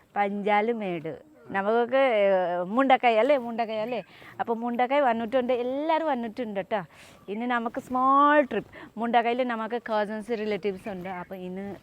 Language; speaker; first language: Malayalam; non-native, learner; Nepali